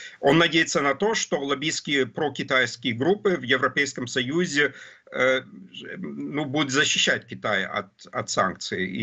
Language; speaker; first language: Russian; non-native, fluent; German